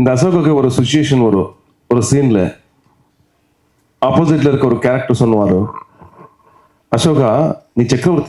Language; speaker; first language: Tamil; non-native, local second language; Kannada